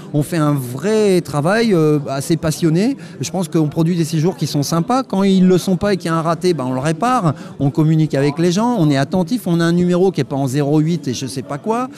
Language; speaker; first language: French; native; French